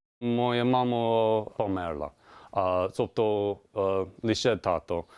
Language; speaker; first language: Ukrainian; non-native, learner; English